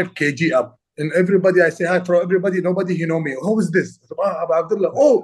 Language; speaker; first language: English; non-native, learner; Arabic